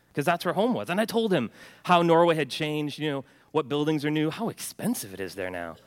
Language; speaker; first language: English; early bilingual, other home language; Norwegian